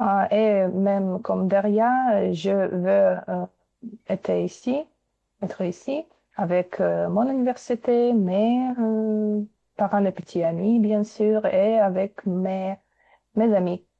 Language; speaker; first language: French; non-native, fluent; Ukrainian